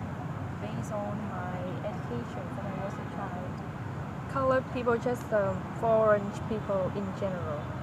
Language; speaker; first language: English; non-native, fluent; Vietnamese